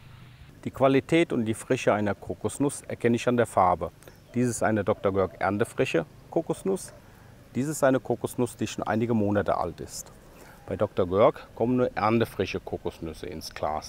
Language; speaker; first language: German; native; German